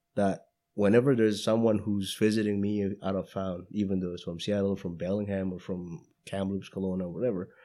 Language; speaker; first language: English; non-native, fluent; Indonesian